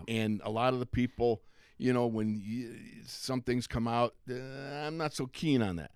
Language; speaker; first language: English; native; English